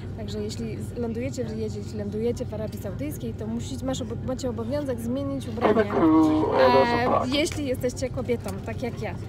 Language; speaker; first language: Polish; native; Polish